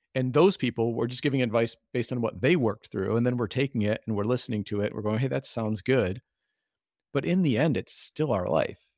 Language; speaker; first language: English; native; English